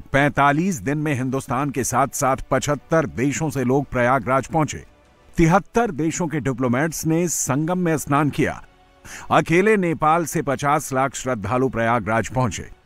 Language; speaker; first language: Hindi; native; Hindi